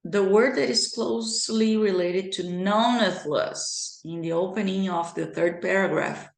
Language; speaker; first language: English; non-native, fluent; Portuguese